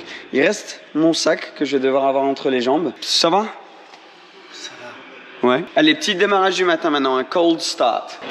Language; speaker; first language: French; native; French